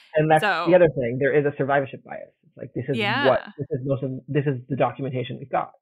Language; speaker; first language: English; early bilingual, heritage; Italian